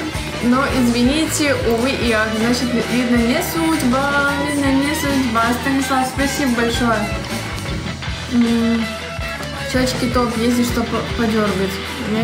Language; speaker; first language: Russian; native; Russian